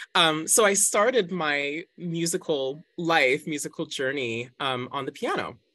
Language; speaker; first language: English; native; English